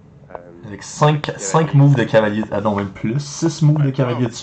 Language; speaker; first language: French; native; French